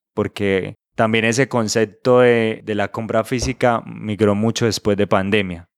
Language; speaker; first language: Spanish; native; Spanish